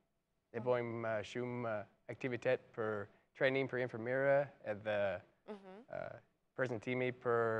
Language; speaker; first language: Albanian; non-native, learner; English